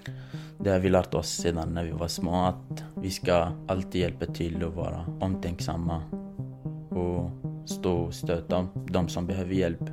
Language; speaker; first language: Swedish; non-native, fluent; Kurdish